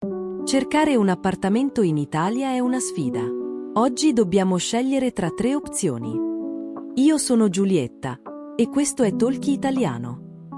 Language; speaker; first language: Italian; native; Italian